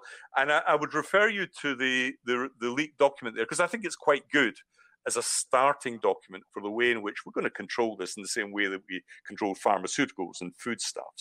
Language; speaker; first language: English; native; English